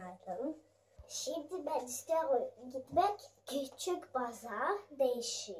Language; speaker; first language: Turkish; early bilingual, other home language; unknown